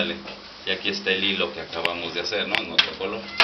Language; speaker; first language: Spanish; native; Spanish